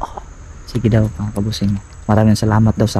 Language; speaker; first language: Filipino; native; Filipino